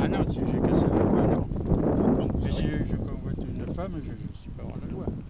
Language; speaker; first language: French; native; French